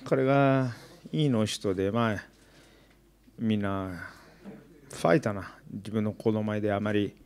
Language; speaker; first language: Japanese; non-native, learner; Portuguese